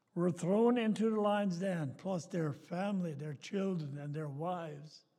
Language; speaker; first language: English; native; English